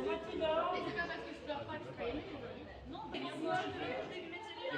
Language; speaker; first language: French; native; French